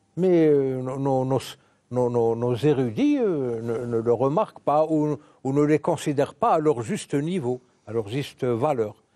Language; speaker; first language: French; non-native, local second language; Arabic